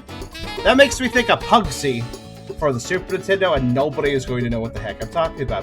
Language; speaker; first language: English; native; English